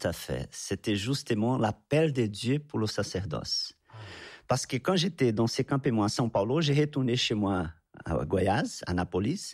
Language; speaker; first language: French; non-native, fluent; Portuguese